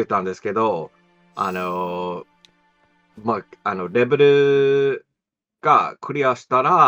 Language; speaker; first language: Japanese; non-native, fluent; English